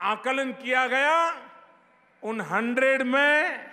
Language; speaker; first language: Hindi; non-native, local second language; Gujarati